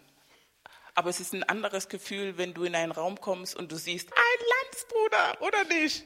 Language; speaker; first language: German; non-native, fluent; Spanish